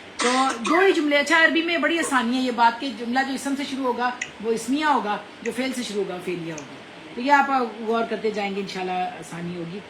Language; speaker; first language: Urdu; non-native, local second language; Punjabi